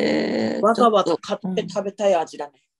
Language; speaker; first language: Japanese; native; Japanese